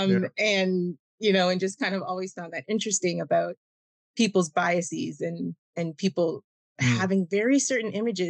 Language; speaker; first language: English; native; English